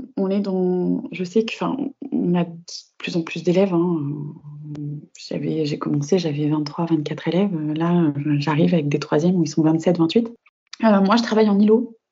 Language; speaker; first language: French; native; French